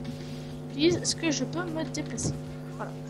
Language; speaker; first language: French; native; French